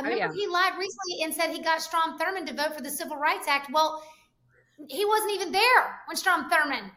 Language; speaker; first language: English; native; English